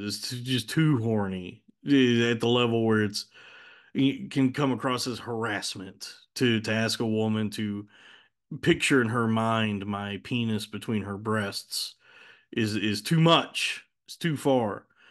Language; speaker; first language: English; native; English